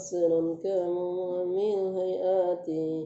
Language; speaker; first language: Arabic; non-native, fluent; Indonesian